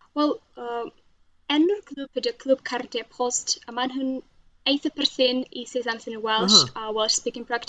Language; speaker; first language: Welsh; non-native, learner; Russian